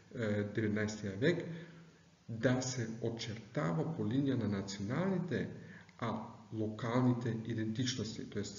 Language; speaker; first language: Bulgarian; non-native, fluent; German